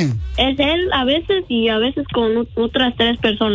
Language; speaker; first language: Spanish; early bilingual, other home language; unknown